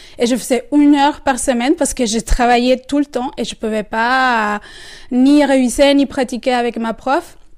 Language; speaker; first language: French; non-native, fluent; Spanish